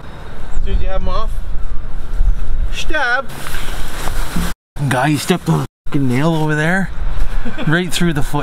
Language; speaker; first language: English; native; English